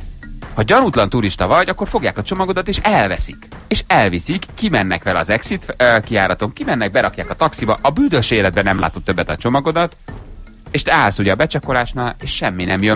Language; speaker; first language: Hungarian; native; Hungarian